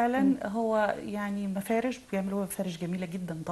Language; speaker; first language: Arabic; native; Arabic